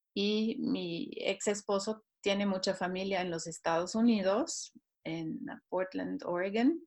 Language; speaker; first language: Spanish; non-native, fluent; Swiss German